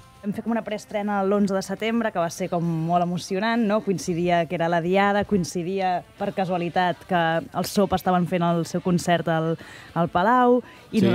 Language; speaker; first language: Catalan; native; Catalan